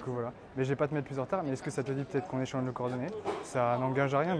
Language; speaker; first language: French; native; French